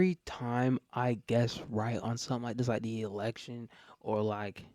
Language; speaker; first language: English; native; English